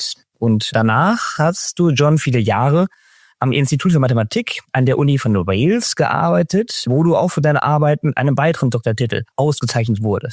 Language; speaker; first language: German; native; German